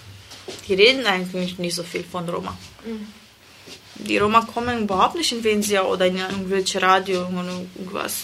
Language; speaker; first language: German; non-native, learner; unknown